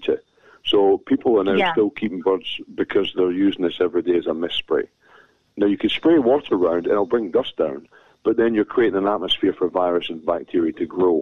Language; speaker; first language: English; native; English